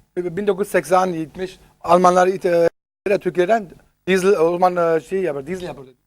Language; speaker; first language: Turkish; early bilingual, heritage; Turkish